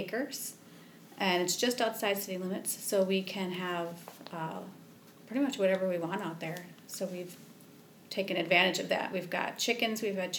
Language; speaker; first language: English; native; English